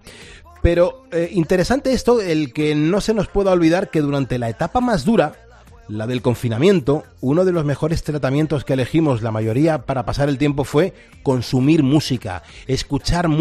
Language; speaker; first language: Spanish; native; Spanish